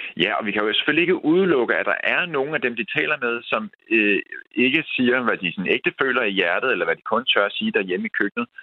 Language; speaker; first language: Danish; native; Danish